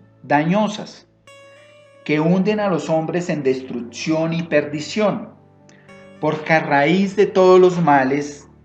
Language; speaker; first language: Spanish; native; Spanish